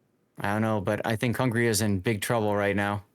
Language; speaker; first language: English; native; English